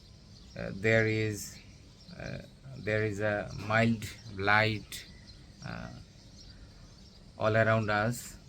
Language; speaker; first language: English; non-native, learner; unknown